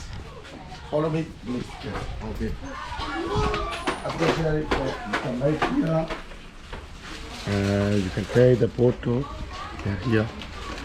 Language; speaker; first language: English; non-native, learner; Burmese